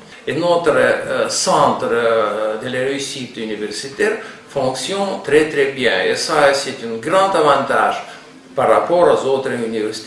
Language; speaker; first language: French; non-native, fluent; Russian